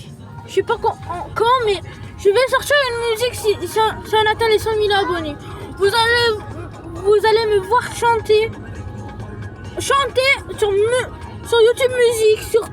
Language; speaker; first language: French; early bilingual, other home language; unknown